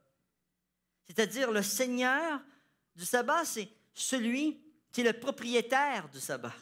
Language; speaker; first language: French; native; French